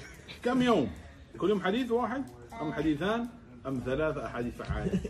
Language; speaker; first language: Arabic; native; Arabic